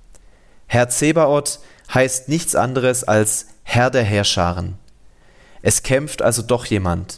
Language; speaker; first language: German; native; German